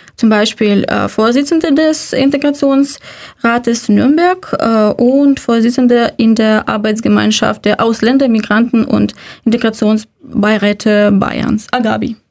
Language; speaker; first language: German; non-native, fluent; Russian